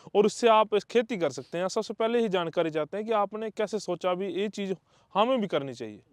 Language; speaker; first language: Hindi; non-native, local second language; Punjabi